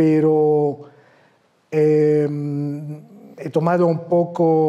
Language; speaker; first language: Spanish; non-native, fluent; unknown